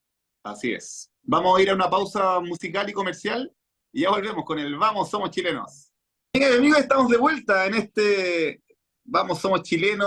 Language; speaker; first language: Spanish; native; Spanish